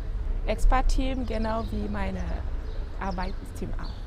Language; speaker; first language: German; non-native, learner; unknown